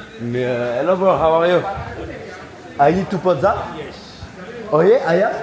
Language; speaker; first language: English; non-native, learner; French